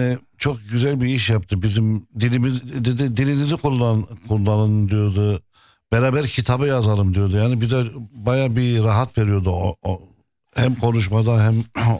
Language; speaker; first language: Turkish; non-native, fluent; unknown